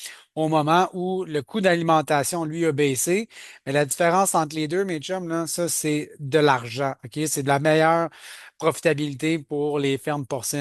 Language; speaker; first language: French; native; French